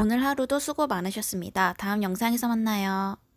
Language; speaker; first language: Korean; native; Korean